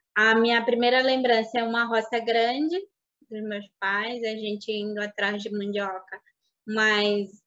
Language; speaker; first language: Portuguese; non-native, local second language; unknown